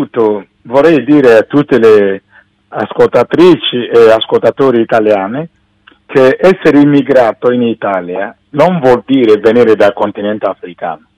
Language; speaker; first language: Italian; non-native, fluent; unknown